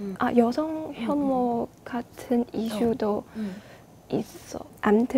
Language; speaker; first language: Korean; non-native, fluent; Chinese